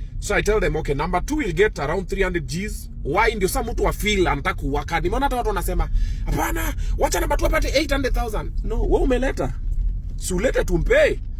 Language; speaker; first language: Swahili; native; Swahili